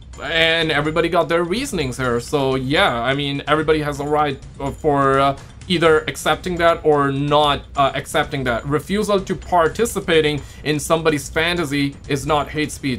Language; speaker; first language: English; native; English